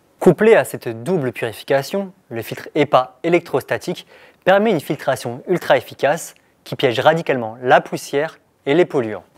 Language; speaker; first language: French; native; French